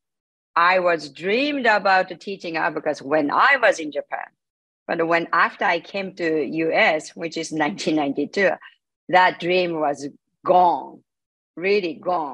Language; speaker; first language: English; non-native, learner; Japanese